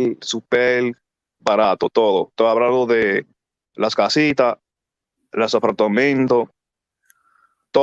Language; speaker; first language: Spanish; early bilingual, heritage; English